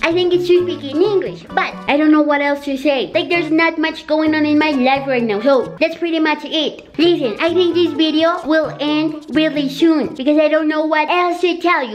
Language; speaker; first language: English; non-native, fluent; Spanish